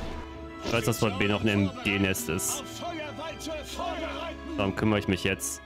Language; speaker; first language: German; native; German